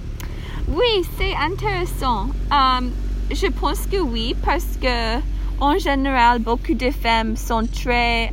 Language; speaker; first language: French; non-native, learner; English